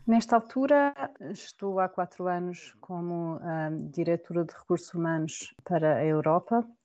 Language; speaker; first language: Portuguese; native; Portuguese